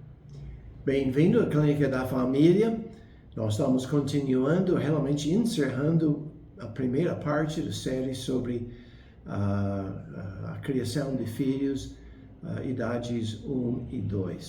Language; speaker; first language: Portuguese; non-native, fluent; English